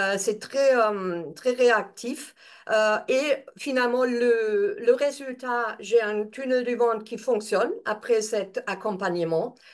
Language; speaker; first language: French; non-native, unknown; German